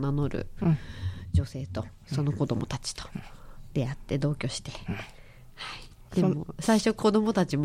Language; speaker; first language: Japanese; native; Japanese